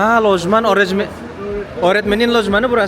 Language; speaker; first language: Turkish; non-native, fluent; Indonesian